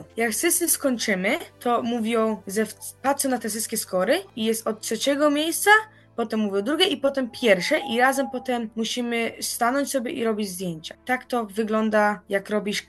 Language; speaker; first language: Polish; early bilingual, heritage; Polish